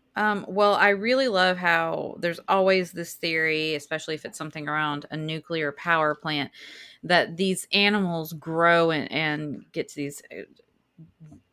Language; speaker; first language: English; native; English